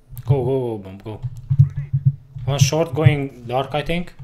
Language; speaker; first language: English; non-native, learner; Hungarian